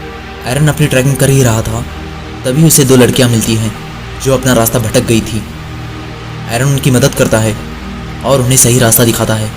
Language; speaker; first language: Hindi; native; Hindi